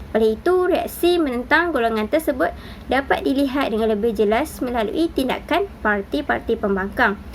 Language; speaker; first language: Malay; native; Malay